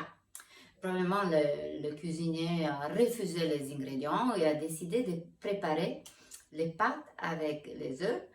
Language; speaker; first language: French; non-native, fluent; Italian